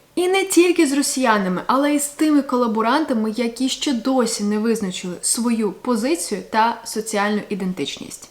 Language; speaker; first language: Ukrainian; native; Ukrainian